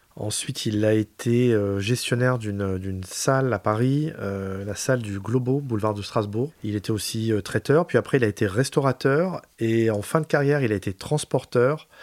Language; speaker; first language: French; native; French